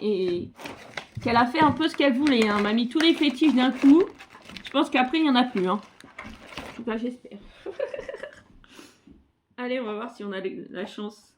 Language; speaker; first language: French; native; French